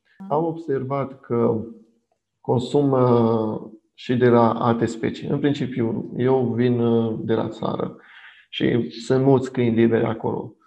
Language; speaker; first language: Romanian; non-native, local second language; Hungarian